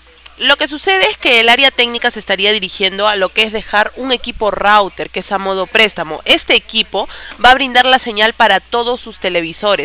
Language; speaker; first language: Spanish; native; Spanish